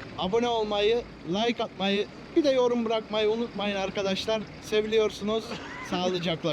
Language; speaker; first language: Turkish; early bilingual, heritage; Turkish